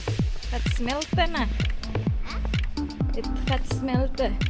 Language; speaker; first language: Dutch; non-native, learner; Filipino